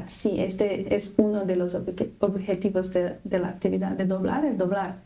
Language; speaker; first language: Spanish; non-native, fluent; Portuguese